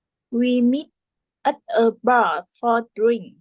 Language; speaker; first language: English; non-native, learner; Vietnamese